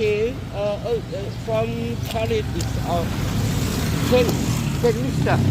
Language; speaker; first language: English; non-native, learner; Thai